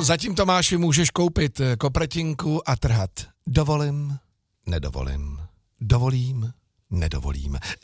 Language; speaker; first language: Czech; native; Czech